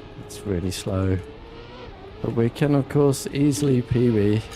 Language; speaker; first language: English; native; English